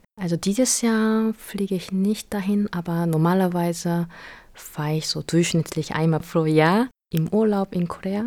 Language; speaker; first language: German; non-native, fluent; Korean